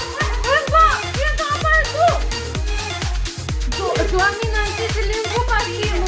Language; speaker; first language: Indonesian; non-native, learner; Russian